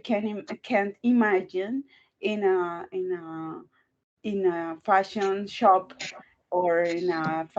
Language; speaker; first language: English; non-native, learner; Spanish